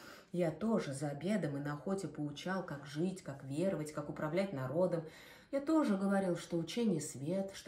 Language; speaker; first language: Russian; native; Russian